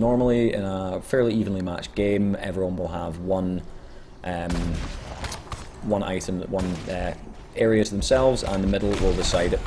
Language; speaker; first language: English; native; English